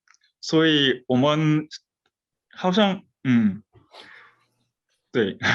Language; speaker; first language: Chinese; non-native, fluent; Korean